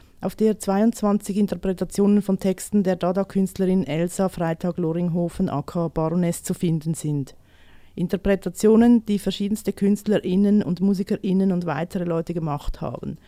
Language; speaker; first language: German; native; German